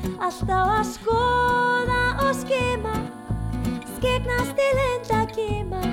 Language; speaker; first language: Icelandic; native; Icelandic